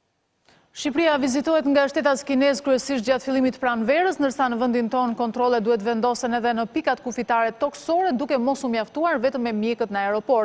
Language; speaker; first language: Albanian; native; Albanian